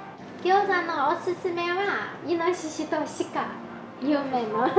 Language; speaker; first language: Japanese; non-native, learner; Chinese